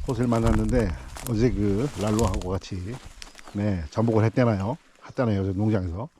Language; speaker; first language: Korean; native; Korean